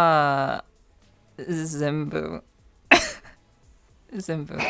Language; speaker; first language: Japanese; non-native, learner; English